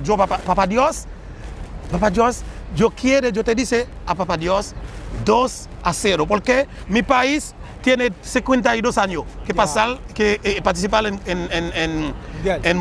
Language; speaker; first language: Spanish; non-native, learner; Haitian Creole